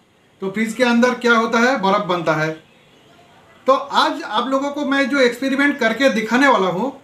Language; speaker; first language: Hindi; non-native, local second language; Bangla